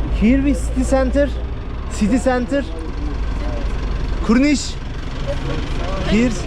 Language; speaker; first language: English; non-native, learner; Turkish